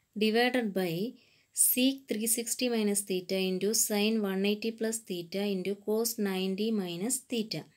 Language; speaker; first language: English; non-native, local second language; Malayalam